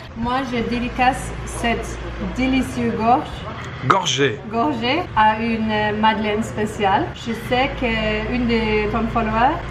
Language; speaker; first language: French; non-native, learner; Filipino